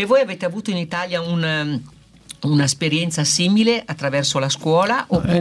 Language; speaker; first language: Italian; native; Italian